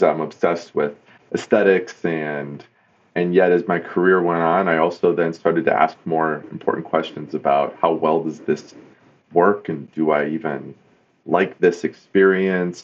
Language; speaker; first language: English; native; English